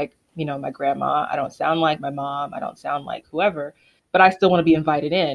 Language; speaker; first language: English; native; English